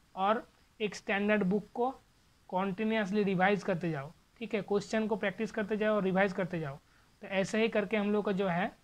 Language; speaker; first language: Hindi; non-native, local second language; Bangla